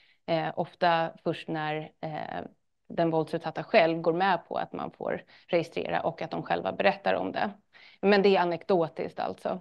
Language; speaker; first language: Swedish; native; Swedish